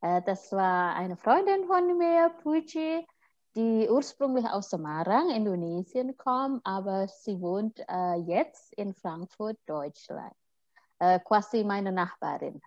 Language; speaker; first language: German; non-native, fluent; Indonesian